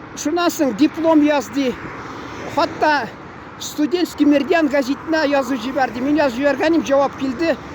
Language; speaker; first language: Tatar; early bilingual, heritage; Tatar